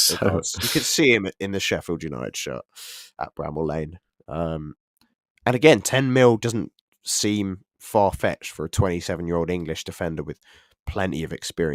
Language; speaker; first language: English; native; English